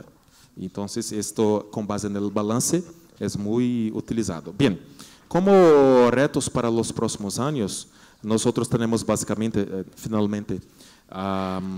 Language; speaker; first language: Spanish; non-native, learner; Portuguese